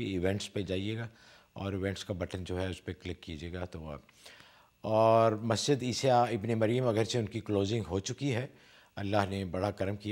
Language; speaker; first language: Urdu; native; Urdu